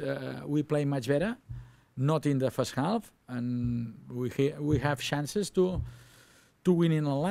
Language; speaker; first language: English; non-native, learner; Catalan